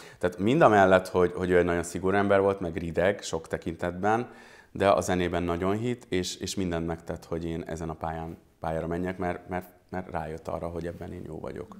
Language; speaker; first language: Hungarian; early bilingual, other home language; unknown